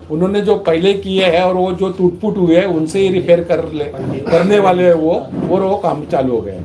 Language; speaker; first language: Hindi; non-native, local second language; Marathi